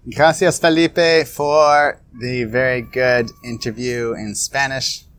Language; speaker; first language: English; native; English